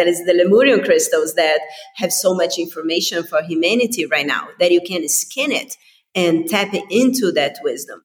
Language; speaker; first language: English; non-native, fluent; Portuguese